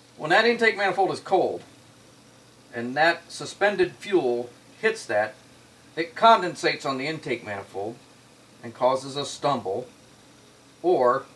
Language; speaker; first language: English; native; English